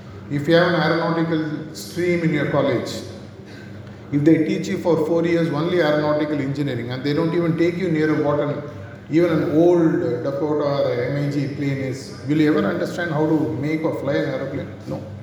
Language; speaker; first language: English; non-native, local second language; Tamil